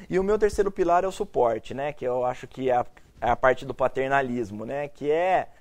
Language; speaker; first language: Portuguese; native; Portuguese